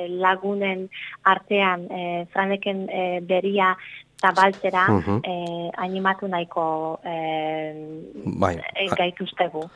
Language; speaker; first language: Basque; non-native, learner; Polish